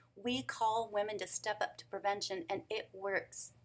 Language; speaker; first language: English; native; English